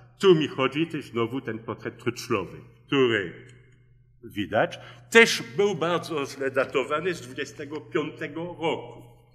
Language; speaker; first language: Polish; early bilingual, heritage; Polish